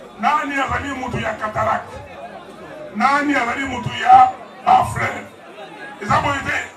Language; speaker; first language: Lingala; native; Lingala